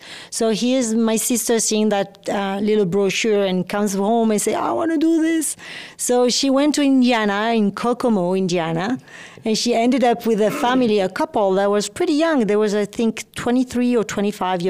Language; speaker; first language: English; non-native, fluent; French